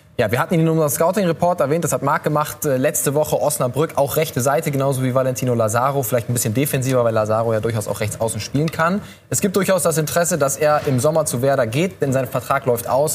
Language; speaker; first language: German; native; German